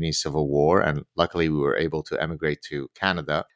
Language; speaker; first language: English; early bilingual, other home language; Arabic